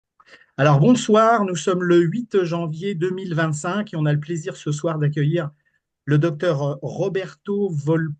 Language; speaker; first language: French; native; French